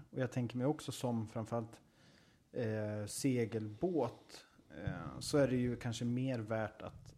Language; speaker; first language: Swedish; native; Swedish